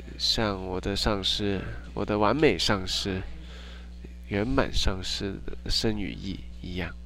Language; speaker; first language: Chinese; non-native, learner; German